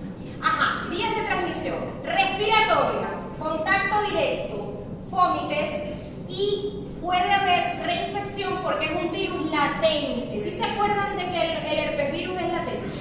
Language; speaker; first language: Spanish; native; Spanish